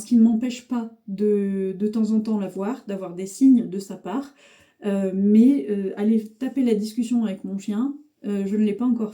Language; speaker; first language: French; native; French